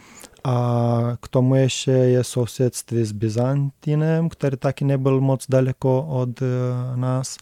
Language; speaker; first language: Czech; non-native, learner; Romanian